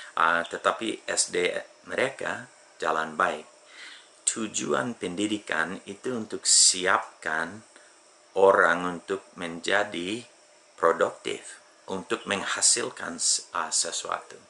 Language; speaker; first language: Indonesian; non-native, fluent; English